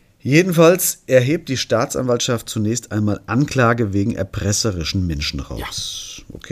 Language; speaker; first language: German; native; German